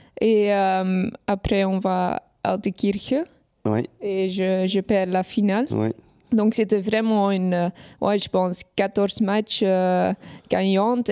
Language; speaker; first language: French; non-native, local second language; Dutch